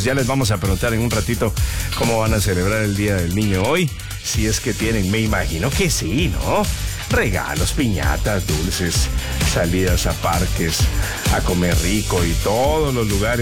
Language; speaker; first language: Spanish; native; Spanish